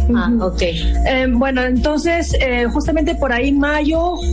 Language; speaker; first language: Spanish; non-native, fluent; Chinese